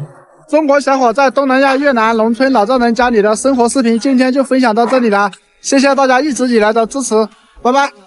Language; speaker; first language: Chinese; non-native, fluent; Vietnamese